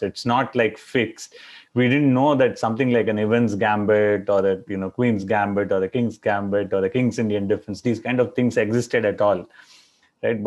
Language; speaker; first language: English; non-native, local second language; Tamil